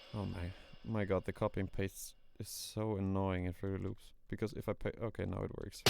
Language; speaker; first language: English; non-native, fluent; German